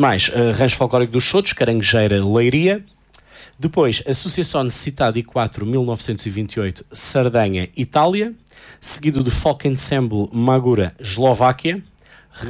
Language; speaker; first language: Portuguese; native; Portuguese